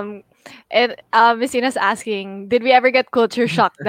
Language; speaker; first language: English; native; English